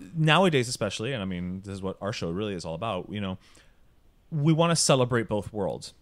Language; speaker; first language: English; early bilingual, other home language; Spanish